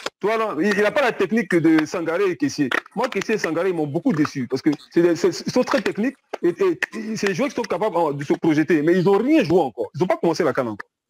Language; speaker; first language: French; native; French